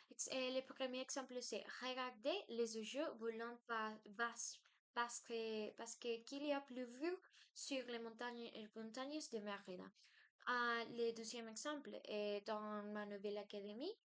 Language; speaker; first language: French; non-native, learner; Spanish